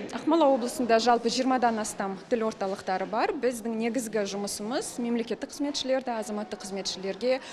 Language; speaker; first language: Kazakh; native; Kazakh